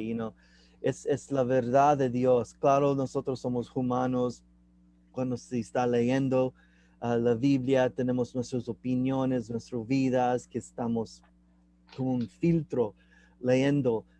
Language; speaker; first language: Spanish; non-native, learner; English